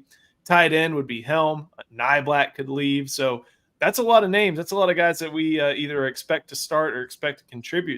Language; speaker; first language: English; native; English